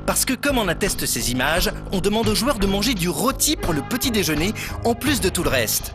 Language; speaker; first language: French; native; French